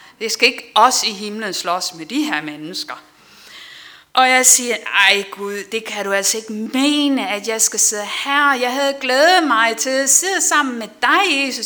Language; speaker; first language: Danish; non-native, fluent; Dutch